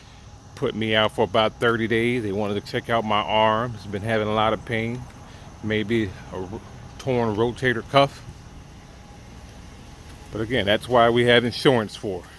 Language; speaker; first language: English; native; English